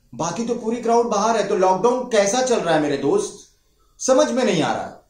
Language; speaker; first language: Hindi; non-native, local second language; Marathi